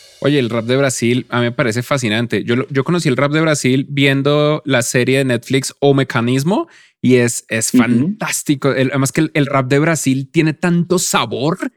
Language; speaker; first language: Spanish; native; Spanish